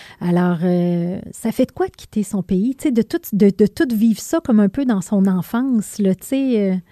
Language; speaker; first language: French; native; French